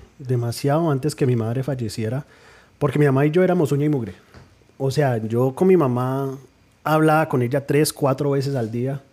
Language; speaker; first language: Spanish; early bilingual, heritage; Spanish